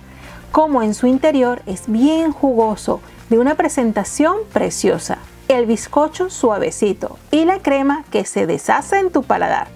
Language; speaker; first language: Spanish; native; Spanish